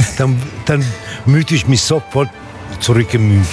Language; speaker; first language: German; non-native, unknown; Italian